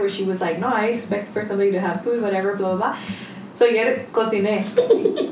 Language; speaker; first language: English; early bilingual, other home language; Spanish